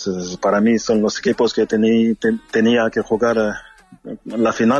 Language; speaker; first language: Spanish; non-native, fluent; French